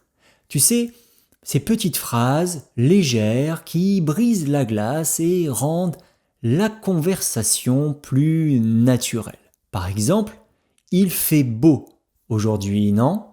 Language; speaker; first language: French; native; French